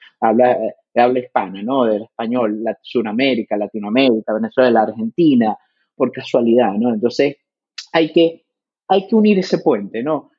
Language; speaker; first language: Spanish; native; Spanish